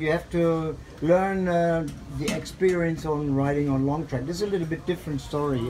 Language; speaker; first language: English; non-native, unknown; German